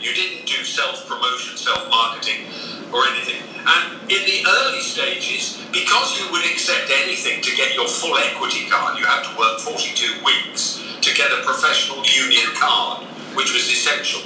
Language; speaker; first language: English; native; English